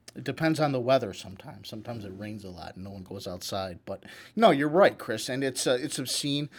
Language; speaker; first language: English; native; English